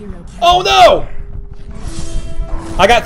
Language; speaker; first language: English; native; English